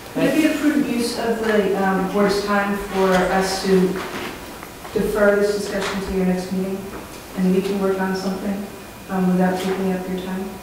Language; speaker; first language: English; native; English